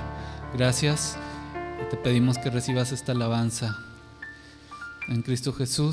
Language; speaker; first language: Spanish; native; Spanish